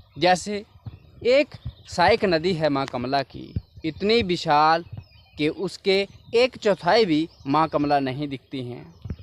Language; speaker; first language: Hindi; native; Hindi